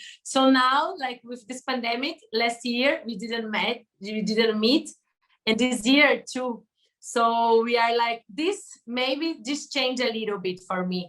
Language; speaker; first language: English; non-native, learner; Portuguese